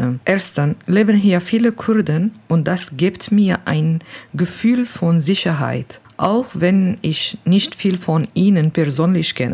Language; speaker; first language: German; non-native, learner; Kurdish